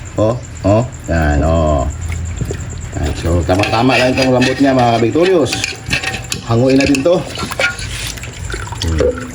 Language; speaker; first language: Filipino; non-native, local second language; Cebuano